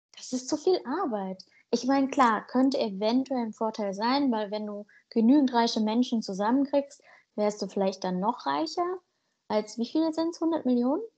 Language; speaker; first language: German; native; German